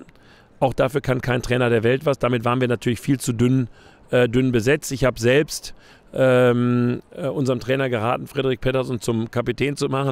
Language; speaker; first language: German; native; German